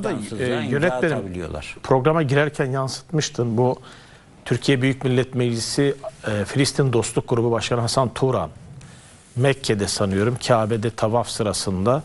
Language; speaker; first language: Turkish; native; Turkish